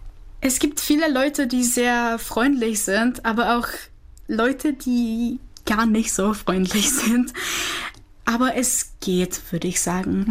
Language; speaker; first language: German; non-native, fluent; Czech